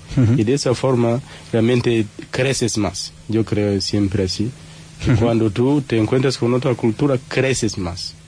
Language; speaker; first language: Spanish; non-native, fluent; Swahili